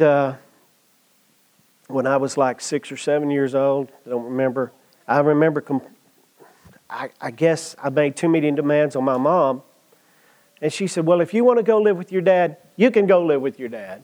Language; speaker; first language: English; native; English